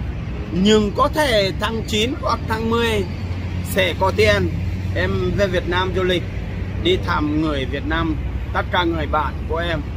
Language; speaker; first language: Vietnamese; non-native, learner; Portuguese